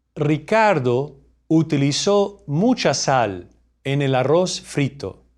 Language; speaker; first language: Spanish; non-native, fluent; English